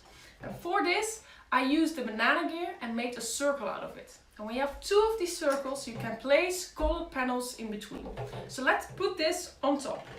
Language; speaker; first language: English; non-native, fluent; Dutch